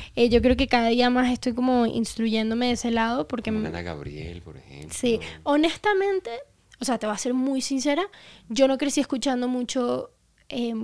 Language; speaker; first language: Spanish; native; Spanish